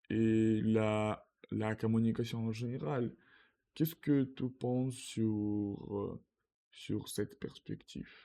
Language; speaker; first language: French; non-native, learner; Russian